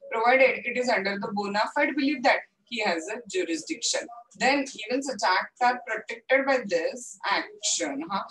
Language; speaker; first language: English; non-native, local second language; Marathi